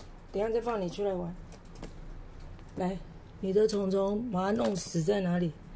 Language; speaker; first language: Chinese; native; Chinese